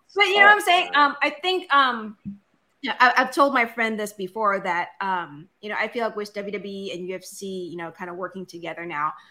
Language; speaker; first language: English; non-native, local second language; Filipino